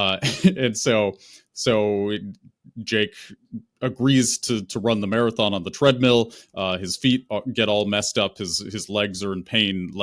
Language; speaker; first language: English; native; English